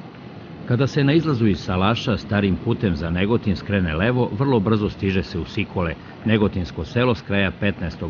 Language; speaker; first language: Serbian; native; Serbian